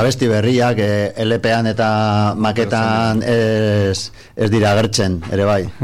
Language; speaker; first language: Basque; non-native, local second language; Spanish